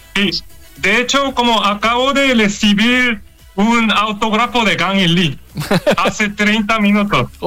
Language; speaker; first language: Spanish; non-native, fluent; Korean